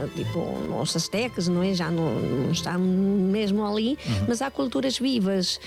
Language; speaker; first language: Portuguese; non-native, fluent; Spanish